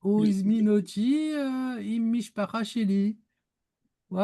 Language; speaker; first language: Hebrew; non-native, learner; French